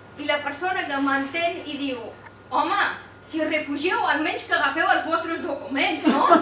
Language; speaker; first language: Catalan; non-native, fluent; Persian